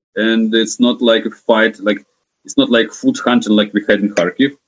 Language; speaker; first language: English; non-native, fluent; Ukrainian